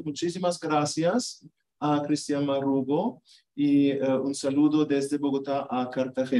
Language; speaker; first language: Spanish; non-native, fluent; German